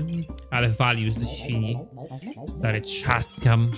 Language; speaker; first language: Polish; native; Polish